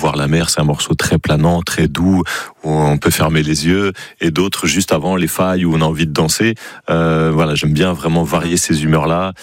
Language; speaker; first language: French; native; French